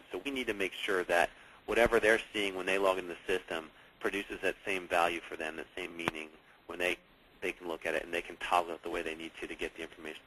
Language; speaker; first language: English; native; English